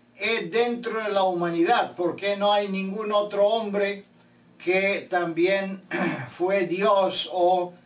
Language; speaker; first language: Spanish; non-native, fluent; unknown